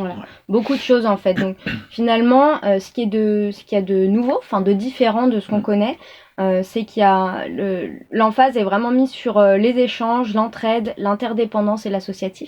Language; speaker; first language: French; native; French